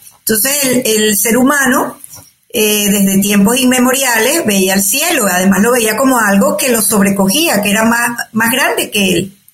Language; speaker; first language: Spanish; native; Spanish